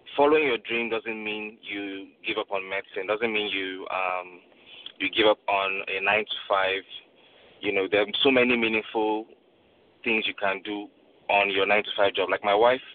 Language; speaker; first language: English; non-native, local second language; Yoruba